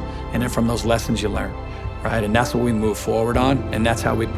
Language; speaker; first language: English; native; English